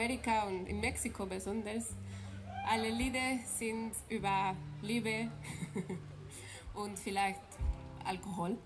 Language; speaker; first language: German; non-native, fluent; Spanish